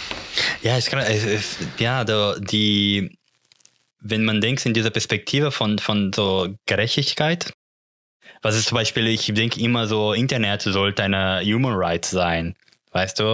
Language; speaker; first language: German; non-native, learner; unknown